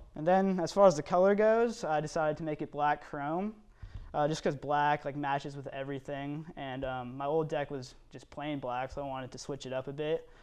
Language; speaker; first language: English; native; English